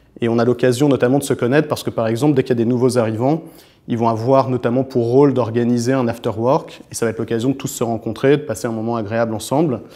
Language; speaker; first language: French; native; French